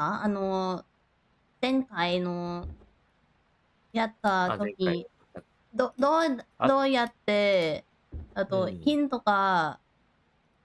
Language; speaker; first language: Japanese; non-native, learner; Thai